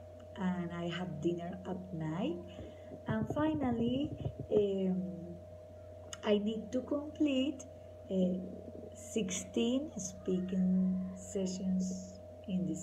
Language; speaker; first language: English; non-native, learner; Spanish